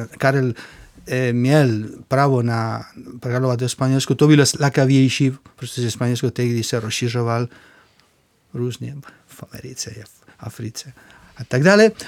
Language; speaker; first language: Czech; non-native, fluent; Spanish